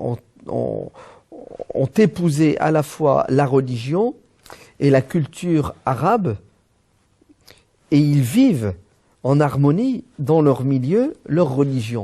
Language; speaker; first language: French; early bilingual, other home language; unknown